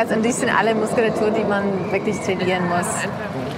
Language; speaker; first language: German; non-native, fluent; English